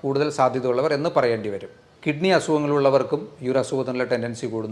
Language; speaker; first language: Malayalam; native; Malayalam